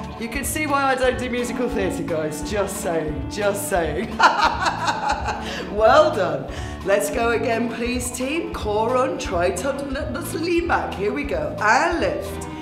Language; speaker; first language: English; native; English